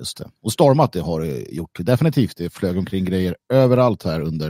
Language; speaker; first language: Swedish; native; Swedish